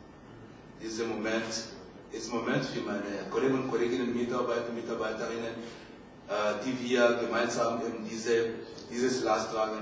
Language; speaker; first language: German; non-native, fluent; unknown